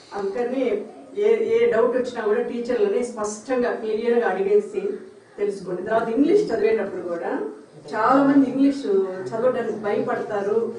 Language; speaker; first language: Telugu; native; Telugu